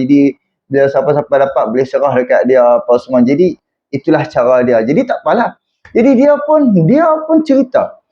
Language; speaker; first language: Malay; native; Malay